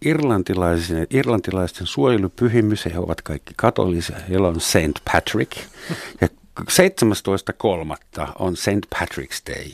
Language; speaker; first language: Finnish; native; Finnish